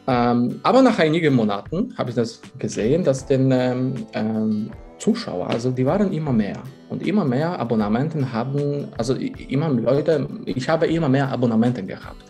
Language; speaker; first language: German; non-native, fluent; Polish